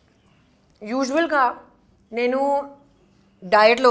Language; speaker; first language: Telugu; non-native, learner; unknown